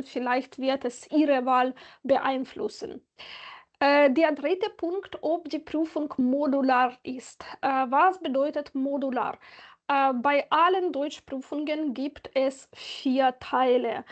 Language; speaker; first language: German; non-native, fluent; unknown